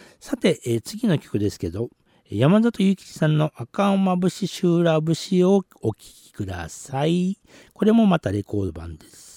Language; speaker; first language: Japanese; native; Japanese